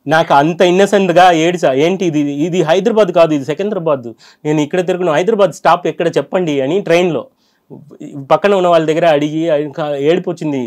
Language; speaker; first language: Telugu; non-native, local second language; Tamil